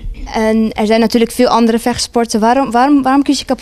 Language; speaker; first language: Dutch; native; Dutch